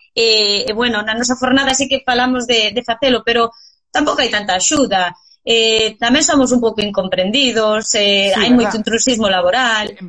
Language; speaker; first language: Galician; native; Galician